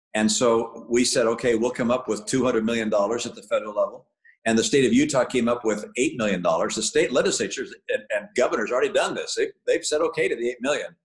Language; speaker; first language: English; native; English